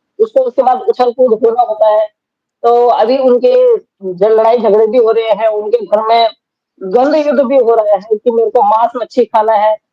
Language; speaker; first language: Hindi; native; Hindi